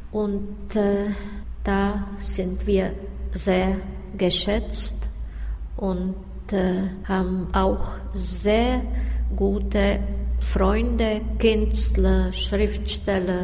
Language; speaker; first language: German; non-native, fluent; Czech